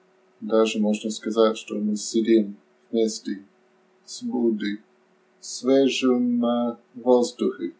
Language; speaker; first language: Russian; non-native, fluent; English